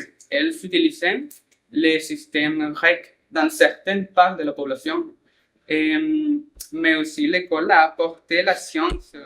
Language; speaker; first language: French; non-native, learner; Spanish